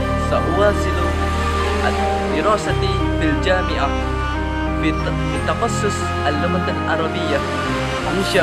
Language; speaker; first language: Arabic; non-native, learner; Malay